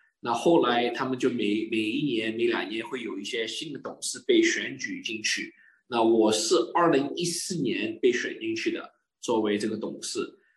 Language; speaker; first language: Chinese; early bilingual, heritage; Chinese